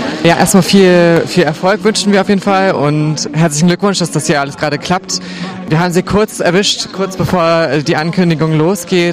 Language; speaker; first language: German; native; German